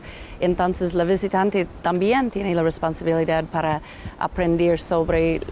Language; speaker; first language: Spanish; non-native, learner; English